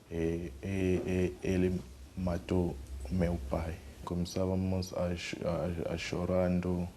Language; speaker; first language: Portuguese; non-native, learner; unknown